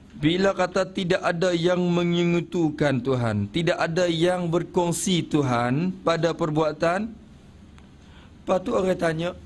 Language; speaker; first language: Malay; native; Malay